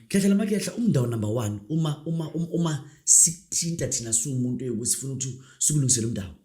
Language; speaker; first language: Zulu; non-native, local second language; Northern Sotho